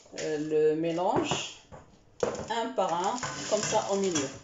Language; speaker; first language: French; non-native, local second language; Arabic